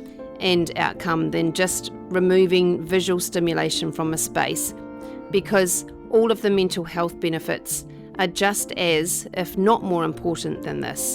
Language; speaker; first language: English; native; English